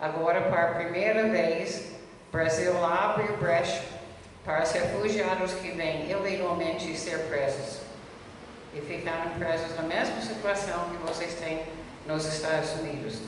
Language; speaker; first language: Portuguese; non-native, fluent; English